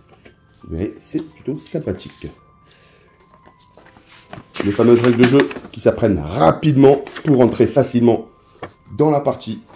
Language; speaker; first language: French; native; French